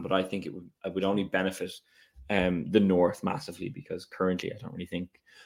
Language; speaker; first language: English; native; English